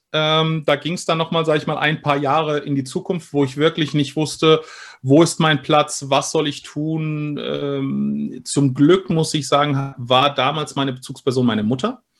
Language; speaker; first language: German; early bilingual, other home language; Spanish